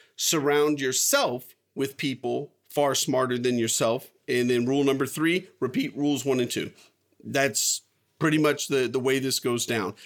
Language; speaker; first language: English; native; English